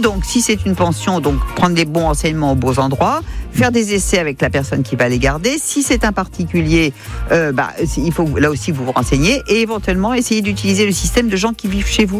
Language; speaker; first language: French; native; French